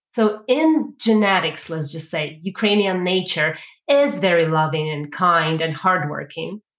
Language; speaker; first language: English; non-native, fluent; Ukrainian